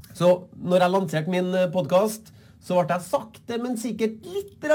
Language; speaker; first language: Norwegian; native; Norwegian